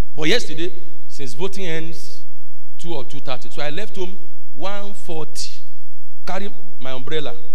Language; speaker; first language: English; non-native, local second language; Yoruba